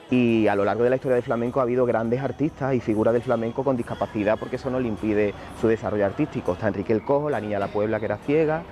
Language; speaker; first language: Spanish; native; Spanish